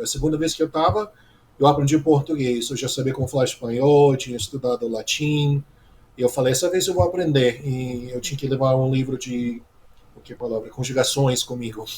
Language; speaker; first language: Portuguese; non-native, fluent; English